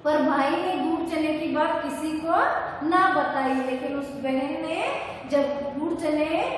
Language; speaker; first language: Hindi; non-native, local second language; Kannada